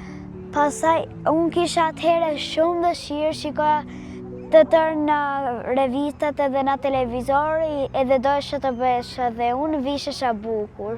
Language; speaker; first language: Albanian; early bilingual, heritage; Albanian